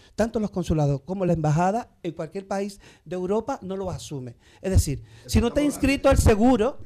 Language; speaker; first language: Spanish; native; Spanish